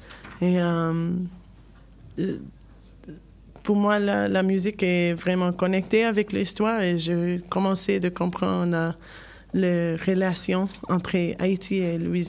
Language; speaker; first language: French; non-native, learner; English